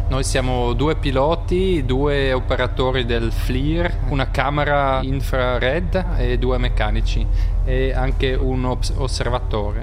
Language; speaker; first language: Italian; non-native, local second language; German